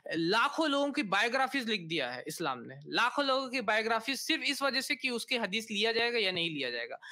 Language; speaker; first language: Hindi; native; Hindi